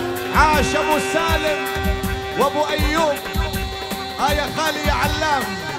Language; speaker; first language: Arabic; native; Arabic